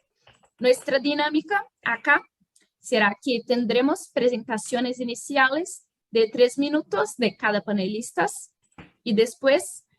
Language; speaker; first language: Spanish; non-native, fluent; Portuguese